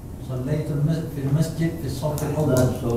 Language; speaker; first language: Arabic; non-native, learner; Indonesian